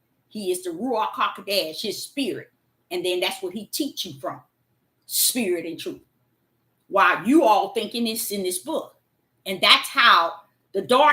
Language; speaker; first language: English; native; English